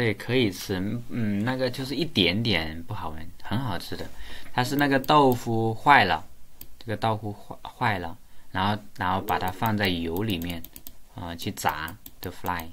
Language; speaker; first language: Chinese; native; Chinese